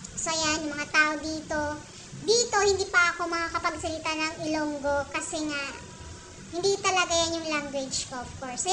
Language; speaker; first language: Filipino; native; Filipino